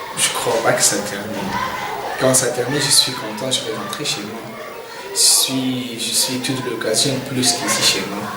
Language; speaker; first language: French; non-native, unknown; Persian